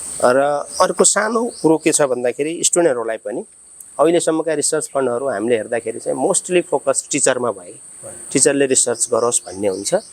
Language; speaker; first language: Nepali; native; Nepali